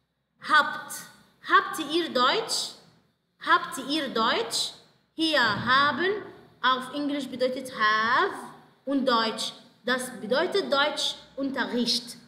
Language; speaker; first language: German; non-native, fluent; Arabic